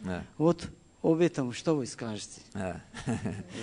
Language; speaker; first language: Russian; non-native, learner; Azerbaijani